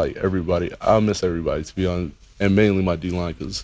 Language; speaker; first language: English; native; English